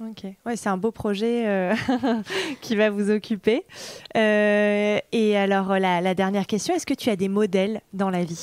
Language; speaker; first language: French; native; French